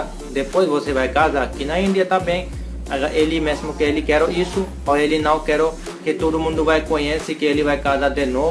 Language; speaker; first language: Portuguese; non-native, learner; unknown